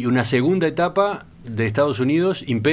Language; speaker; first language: Spanish; native; Spanish